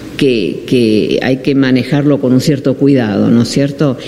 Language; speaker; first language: Spanish; non-native, fluent; Dutch